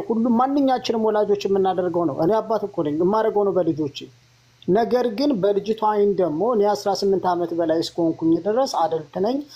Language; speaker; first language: Amharic; native; Amharic